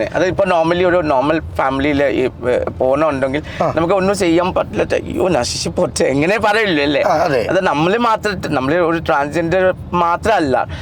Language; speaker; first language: Malayalam; non-native, local second language; Assamese